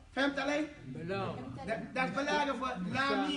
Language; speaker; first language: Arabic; non-native, fluent; English